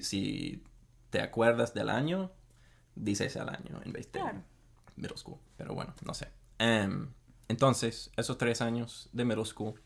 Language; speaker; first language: Spanish; non-native, fluent; English